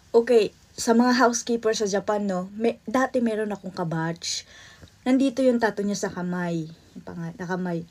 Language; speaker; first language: Filipino; native; Filipino